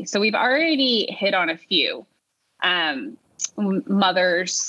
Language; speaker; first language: English; native; English